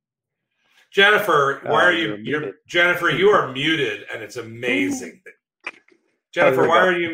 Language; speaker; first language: English; native; English